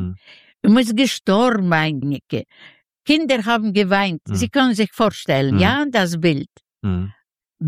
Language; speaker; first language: German; non-native, fluent; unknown